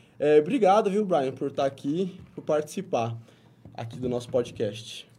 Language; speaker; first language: Portuguese; native; Portuguese